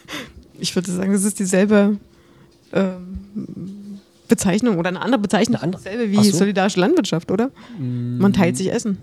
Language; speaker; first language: German; native; German